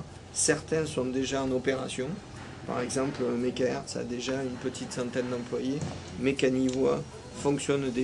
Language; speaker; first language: French; native; French